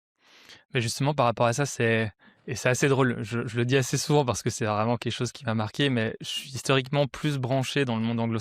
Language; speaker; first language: French; native; French